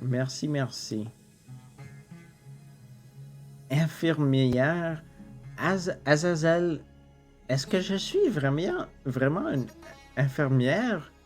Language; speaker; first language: French; non-native, local second language; English